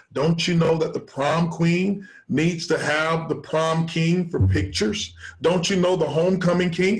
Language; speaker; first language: English; native; English